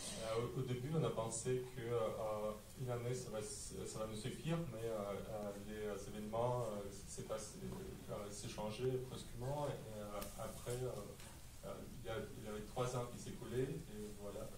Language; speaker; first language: French; non-native, fluent; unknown